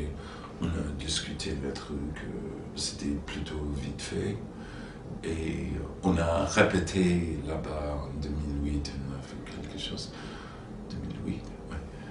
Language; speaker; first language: French; non-native, fluent; English